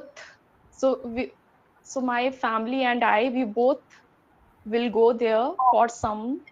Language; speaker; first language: English; non-native, learner; Hindi